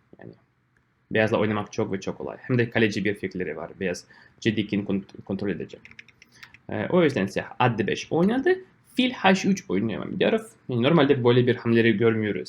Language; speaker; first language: Turkish; non-native, fluent; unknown